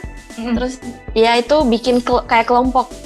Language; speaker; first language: Indonesian; non-native, fluent; Japanese